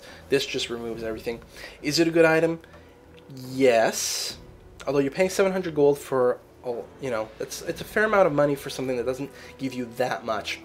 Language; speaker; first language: English; native; English